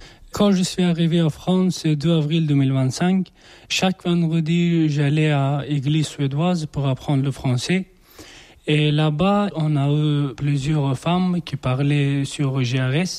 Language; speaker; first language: French; non-native, learner; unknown